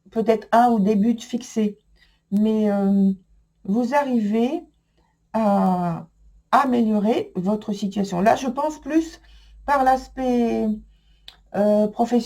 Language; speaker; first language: French; native; French